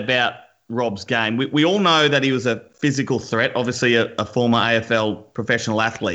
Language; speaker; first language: English; native; English